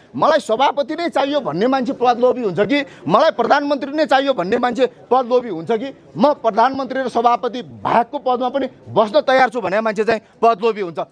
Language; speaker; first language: Nepali; non-native, local second language; Newari